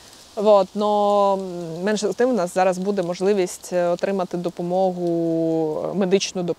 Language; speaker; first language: Ukrainian; native; Ukrainian